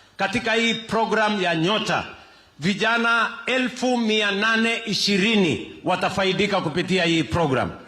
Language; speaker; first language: Swahili; non-native, local second language; Kalenjin